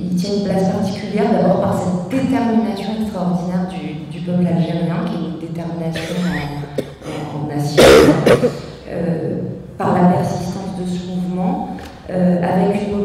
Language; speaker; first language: French; native; French